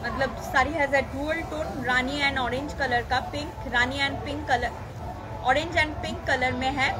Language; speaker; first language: Hindi; non-native, local second language; Bangla